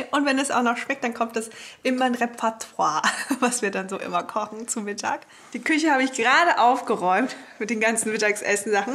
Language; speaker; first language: German; native; German